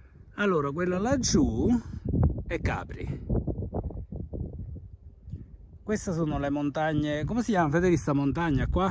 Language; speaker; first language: Italian; non-native, fluent; English